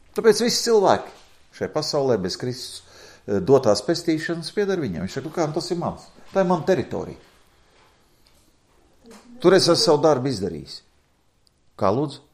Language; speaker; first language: Latvian; native; Latvian